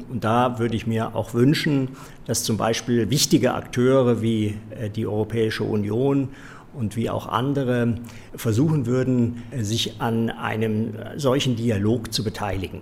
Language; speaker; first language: German; native; German